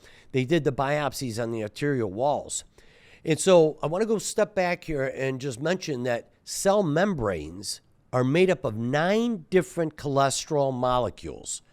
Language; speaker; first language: English; native; English